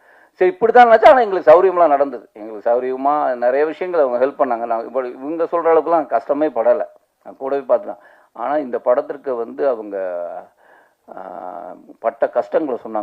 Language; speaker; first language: Tamil; native; Tamil